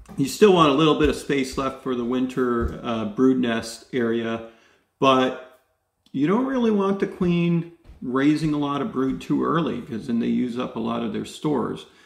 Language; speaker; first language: English; native; English